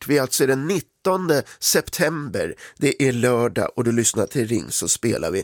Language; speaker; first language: Swedish; native; Swedish